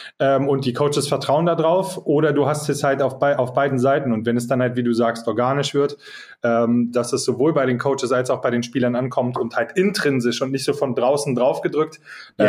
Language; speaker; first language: German; native; German